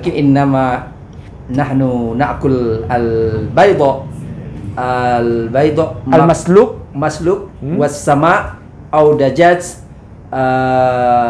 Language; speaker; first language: Arabic; non-native, learner; Indonesian